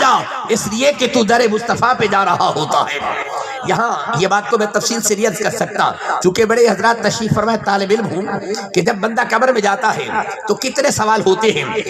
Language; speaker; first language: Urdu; non-native, local second language; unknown